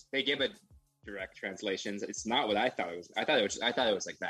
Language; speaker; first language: English; native; English